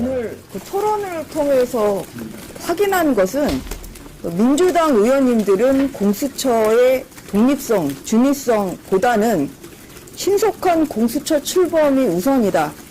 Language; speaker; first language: Korean; native; Korean